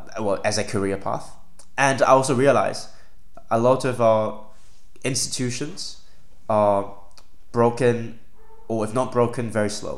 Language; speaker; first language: English; non-native, local second language; Cantonese